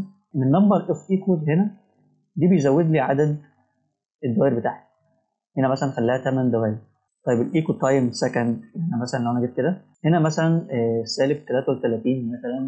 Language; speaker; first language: Arabic; native; Arabic